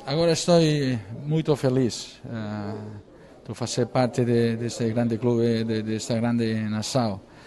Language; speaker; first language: Portuguese; non-native, learner; Catalan